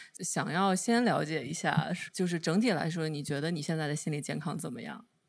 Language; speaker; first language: Chinese; native; Chinese